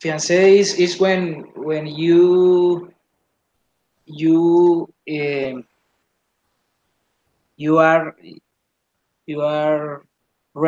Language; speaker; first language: English; non-native, learner; Spanish